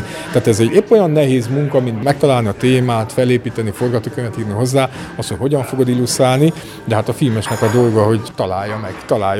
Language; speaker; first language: Hungarian; native; Hungarian